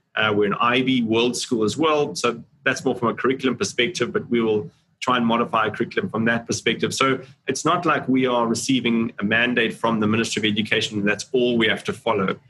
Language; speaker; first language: English; native; English